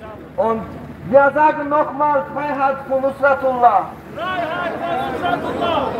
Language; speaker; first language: German; non-native, fluent; Tajik